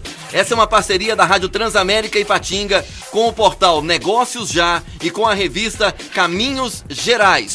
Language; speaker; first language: Portuguese; native; Portuguese